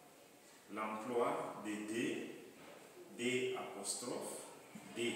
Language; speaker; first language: French; non-native, fluent; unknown